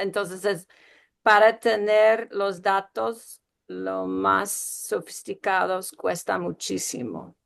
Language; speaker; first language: Spanish; non-native, fluent; English